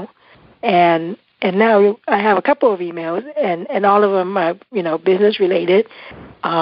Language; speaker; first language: English; non-native, fluent; Vietnamese